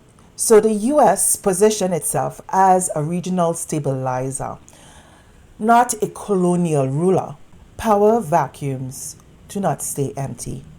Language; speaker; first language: English; native; English